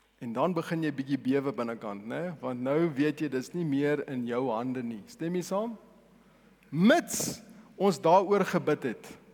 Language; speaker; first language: Afrikaans; non-native, local second language; Tswana